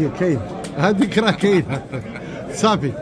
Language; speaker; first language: Arabic; native; Arabic